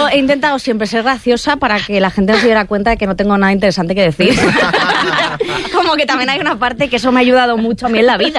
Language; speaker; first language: Spanish; native; Spanish